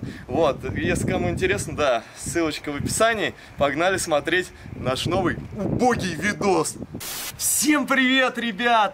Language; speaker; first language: Russian; native; Russian